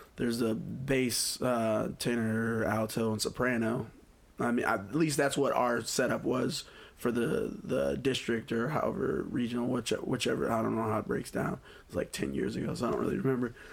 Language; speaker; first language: English; native; English